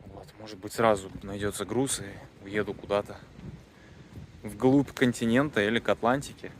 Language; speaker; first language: Russian; native; Russian